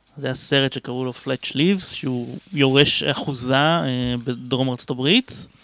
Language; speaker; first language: Hebrew; native; Hebrew